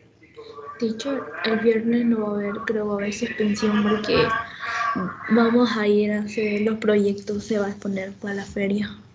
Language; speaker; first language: Spanish; native; Spanish